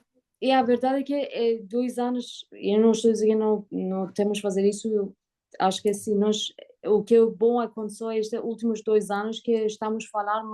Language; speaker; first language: Portuguese; non-native, learner; Persian